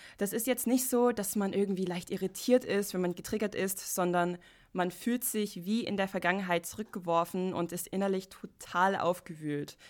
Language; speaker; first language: German; non-native, fluent; English